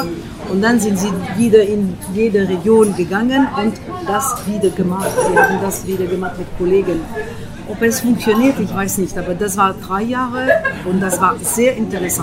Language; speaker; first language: German; non-native, fluent; French